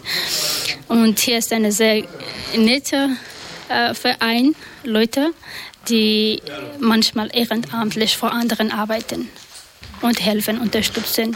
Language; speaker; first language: German; non-native, learner; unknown